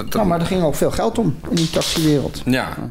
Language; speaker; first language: Dutch; native; Dutch